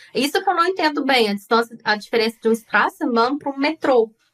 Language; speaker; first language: Portuguese; native; Portuguese